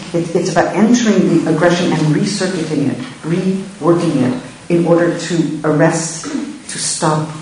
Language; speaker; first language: English; native; English